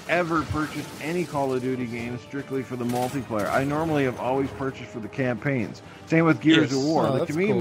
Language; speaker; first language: English; native; English